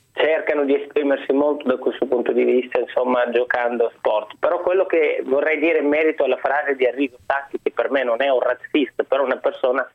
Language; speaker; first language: Italian; early bilingual, other home language; Arabic